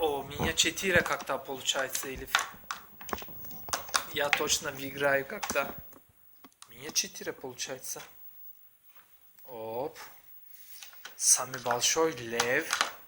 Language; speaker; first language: Russian; non-native, learner; Turkish